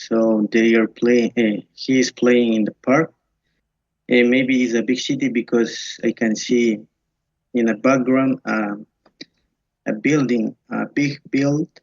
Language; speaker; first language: English; non-native, learner; Spanish